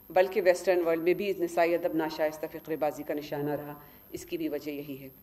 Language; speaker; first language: Hindi; native; Hindi